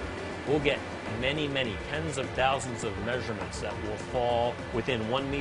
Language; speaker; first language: English; native; English